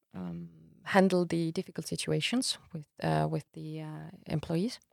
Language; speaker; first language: English; non-native, fluent; Estonian